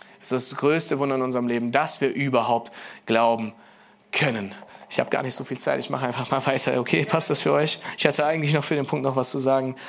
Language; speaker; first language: German; native; German